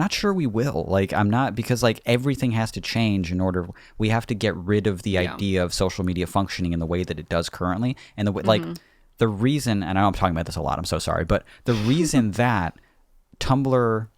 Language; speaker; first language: English; native; English